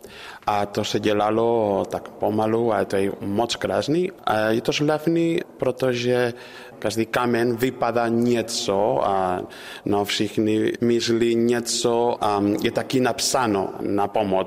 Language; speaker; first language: Czech; non-native, learner; Spanish